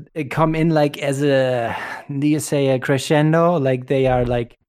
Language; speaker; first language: English; non-native, fluent; German